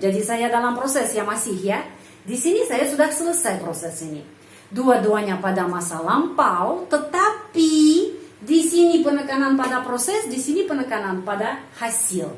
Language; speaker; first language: Indonesian; non-native, fluent; Russian